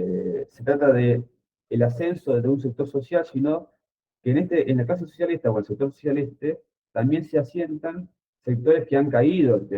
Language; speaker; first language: Spanish; native; Spanish